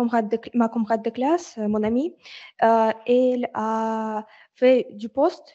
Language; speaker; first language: French; non-native, learner; Russian